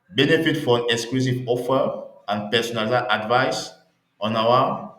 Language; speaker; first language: English; non-native, local second language; French